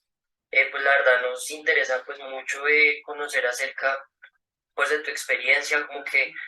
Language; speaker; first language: Spanish; native; Spanish